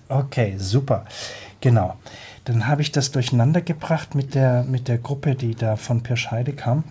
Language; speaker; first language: German; native; German